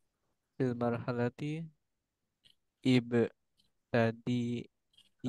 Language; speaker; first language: Arabic; non-native, learner; Indonesian